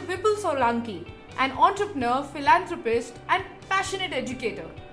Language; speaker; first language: English; non-native, local second language; Hindi